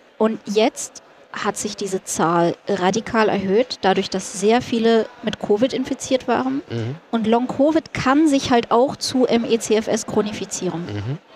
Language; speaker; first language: German; early bilingual, other home language; Russian